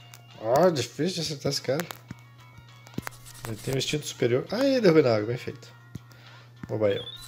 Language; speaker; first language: Portuguese; native; Portuguese